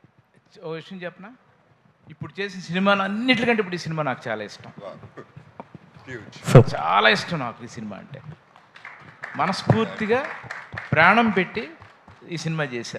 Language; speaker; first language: Telugu; native; Telugu